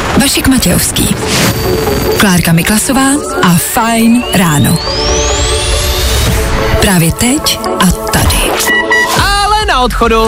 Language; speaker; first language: Czech; native; Czech